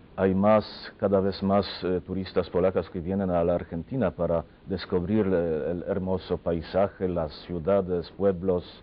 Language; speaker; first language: Spanish; non-native, fluent; Polish